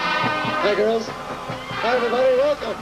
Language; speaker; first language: English; native; English